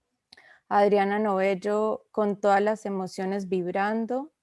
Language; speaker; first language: Spanish; native; Spanish